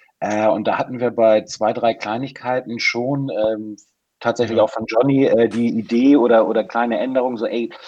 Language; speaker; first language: German; native; German